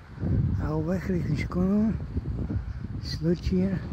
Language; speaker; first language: Dutch; non-native, learner; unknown